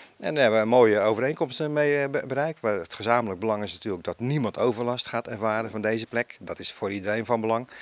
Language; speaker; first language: Dutch; native; Dutch